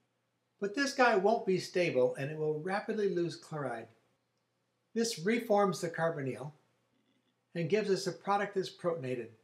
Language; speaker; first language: English; native; English